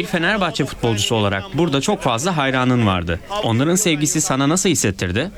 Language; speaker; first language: Turkish; native; Turkish